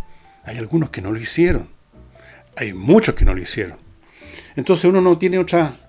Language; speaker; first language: Spanish; native; Spanish